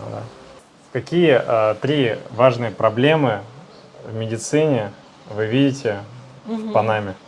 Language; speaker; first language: Russian; native; Russian